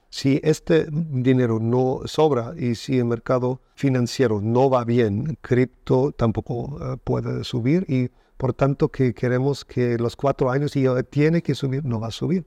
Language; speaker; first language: Spanish; non-native, fluent; German